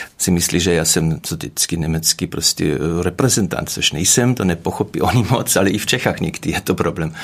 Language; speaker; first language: Czech; non-native, fluent; German